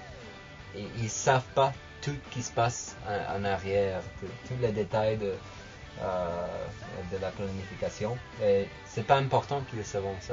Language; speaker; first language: French; non-native, fluent; English